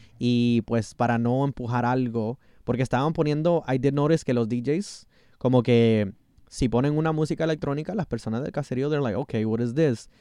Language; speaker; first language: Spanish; early bilingual, heritage; Spanish